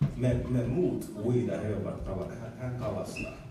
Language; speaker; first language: Finnish; non-native, learner; English